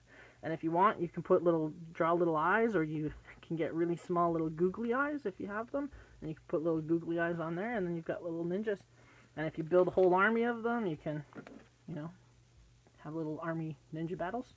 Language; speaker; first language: English; native; English